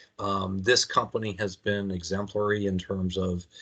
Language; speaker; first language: English; native; English